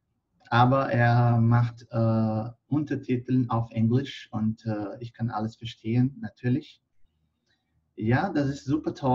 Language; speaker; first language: German; non-native, fluent; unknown